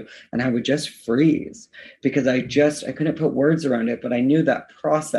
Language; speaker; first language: English; native; English